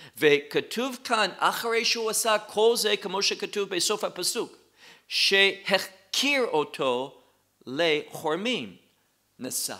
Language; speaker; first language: Hebrew; non-native, fluent; English